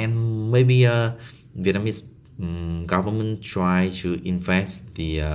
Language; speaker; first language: English; non-native, learner; Vietnamese